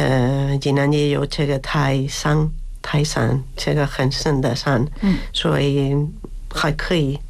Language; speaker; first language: Chinese; non-native, learner; Spanish